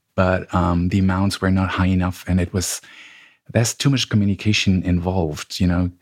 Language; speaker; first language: English; non-native, fluent; German